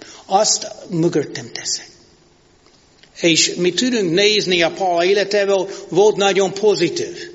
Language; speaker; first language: Hungarian; non-native, fluent; English